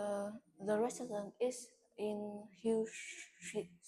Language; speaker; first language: English; non-native, learner; Vietnamese